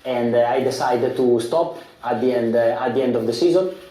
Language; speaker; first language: English; non-native, fluent; Italian